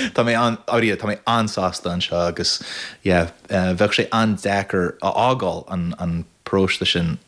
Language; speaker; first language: Irish; non-native, fluent; English